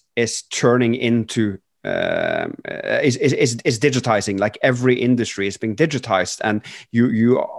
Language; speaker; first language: English; non-native, fluent; Norwegian